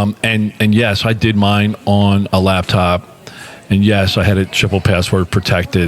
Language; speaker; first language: English; native; English